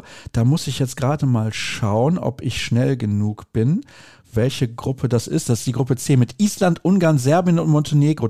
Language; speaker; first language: German; native; German